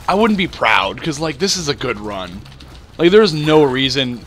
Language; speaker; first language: English; native; English